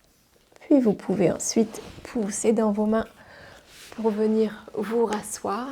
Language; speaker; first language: French; native; French